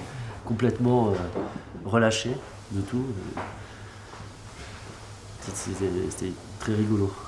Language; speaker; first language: French; native; French